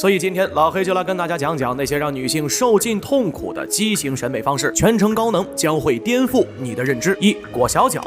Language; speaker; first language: Chinese; native; Chinese